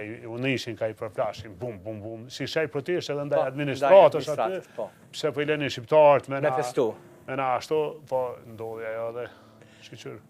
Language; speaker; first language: Albanian; native; Albanian